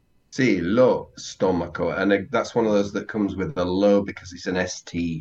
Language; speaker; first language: English; native; English